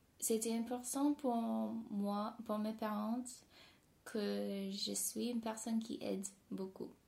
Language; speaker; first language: French; non-native, fluent; English